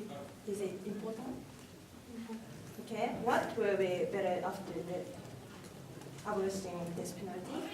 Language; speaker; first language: English; non-native, learner; Japanese